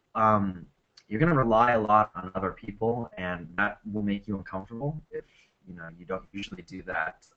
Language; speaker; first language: English; native; English